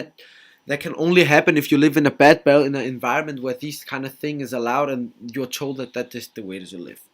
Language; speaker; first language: English; non-native, fluent; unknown